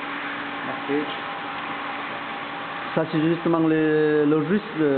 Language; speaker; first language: French; non-native, learner; Vietnamese